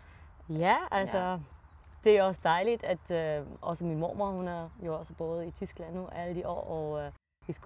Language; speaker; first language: Danish; early bilingual, heritage; German